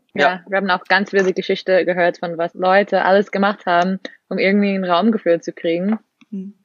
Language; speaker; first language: German; non-native, fluent; English